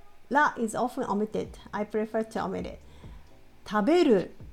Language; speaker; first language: English; non-native, fluent; Japanese